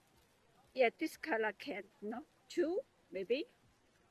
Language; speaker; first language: English; non-native, learner; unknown